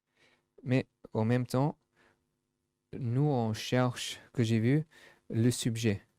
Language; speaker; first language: French; non-native, fluent; English